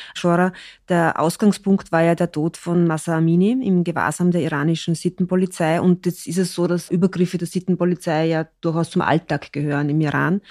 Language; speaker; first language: German; native; German